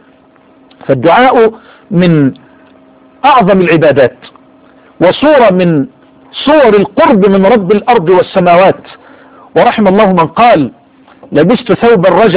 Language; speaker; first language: Arabic; native; Arabic